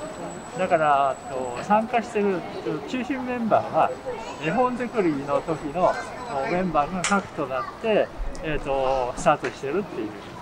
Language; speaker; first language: Japanese; native; Japanese